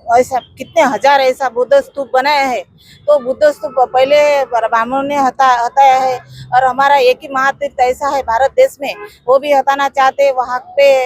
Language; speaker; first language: Hindi; non-native, local second language; Marathi